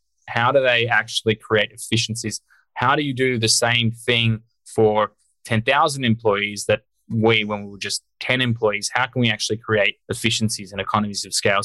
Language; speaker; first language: English; native; English